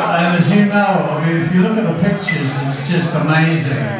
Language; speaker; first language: English; native; English